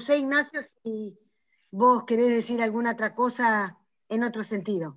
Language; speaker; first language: Spanish; native; Spanish